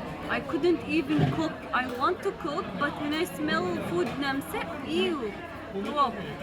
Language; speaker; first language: English; non-native, fluent; Arabic